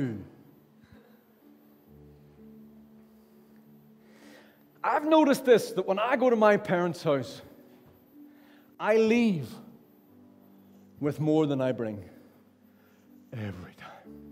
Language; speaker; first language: English; native; English